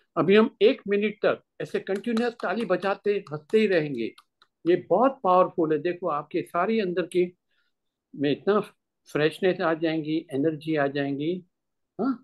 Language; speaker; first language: Hindi; native; Hindi